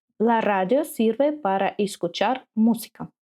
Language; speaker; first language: Spanish; non-native, learner; Ukrainian